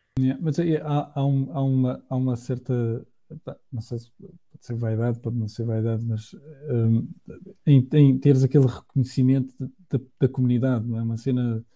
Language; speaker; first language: Portuguese; native; Portuguese